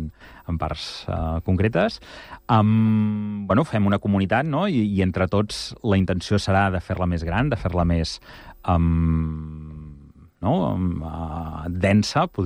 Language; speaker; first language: Catalan; native; Catalan